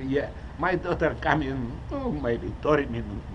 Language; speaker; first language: English; non-native, learner; Russian